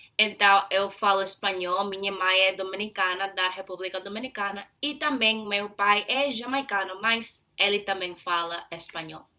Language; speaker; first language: Portuguese; non-native, fluent; English